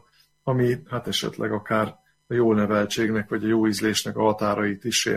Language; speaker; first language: Hungarian; native; Hungarian